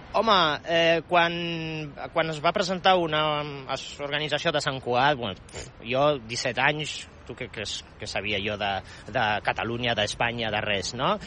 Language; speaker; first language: Catalan; non-native, fluent; Polish